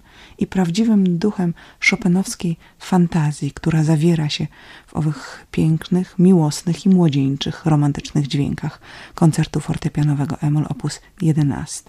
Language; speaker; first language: Polish; native; Polish